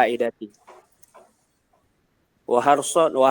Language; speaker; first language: Arabic; non-native, learner; Indonesian